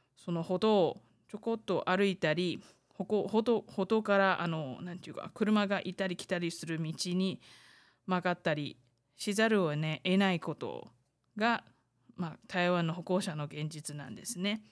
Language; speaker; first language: Japanese; non-native, fluent; Chinese